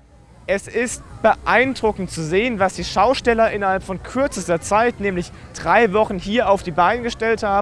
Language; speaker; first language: German; native; German